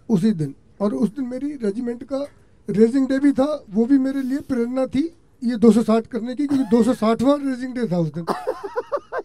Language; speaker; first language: Hindi; native; Hindi